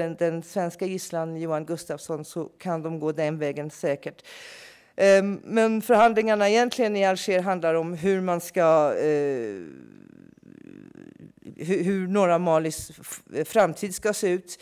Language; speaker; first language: Swedish; non-native, fluent; English